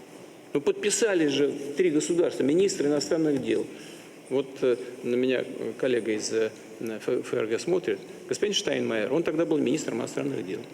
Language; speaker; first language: Russian; native; Russian